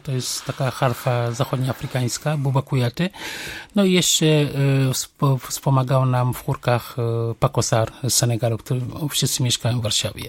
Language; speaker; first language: Polish; non-native, fluent; Wolof